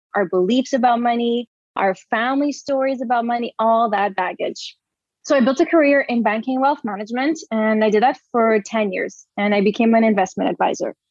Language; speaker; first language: English; early bilingual, other home language; Portuguese